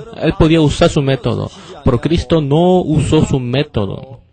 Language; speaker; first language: Spanish; non-native, fluent; Korean